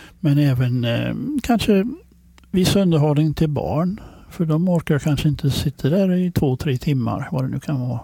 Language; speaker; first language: Swedish; non-native, fluent; English